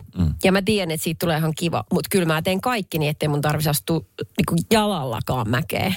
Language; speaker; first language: Finnish; native; Finnish